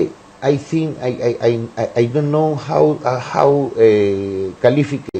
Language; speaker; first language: English; non-native, learner; Spanish